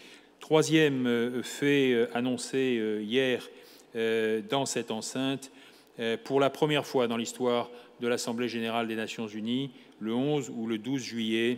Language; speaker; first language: French; native; French